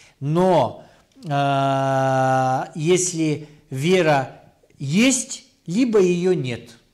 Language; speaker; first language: Russian; non-native, local second language; Kyrgyz